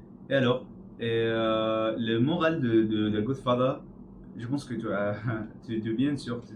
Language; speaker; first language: French; non-native, learner; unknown